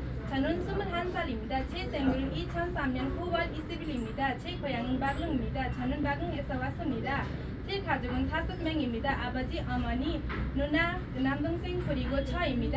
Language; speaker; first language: Korean; non-native, learner; Nepali